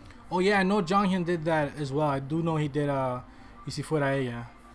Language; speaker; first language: English; early bilingual, other home language; Spanish